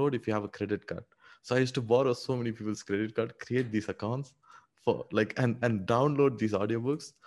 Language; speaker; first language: English; non-native, local second language; Tamil